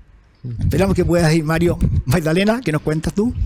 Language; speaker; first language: Spanish; native; Spanish